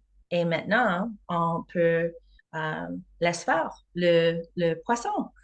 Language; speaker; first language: French; non-native, learner; English